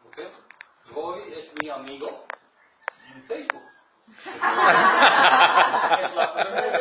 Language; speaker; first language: Spanish; non-native, learner; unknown